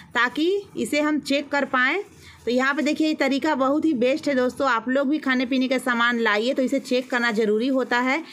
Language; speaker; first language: Hindi; native; Hindi